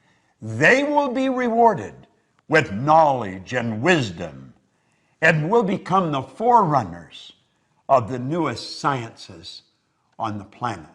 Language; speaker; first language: English; native; English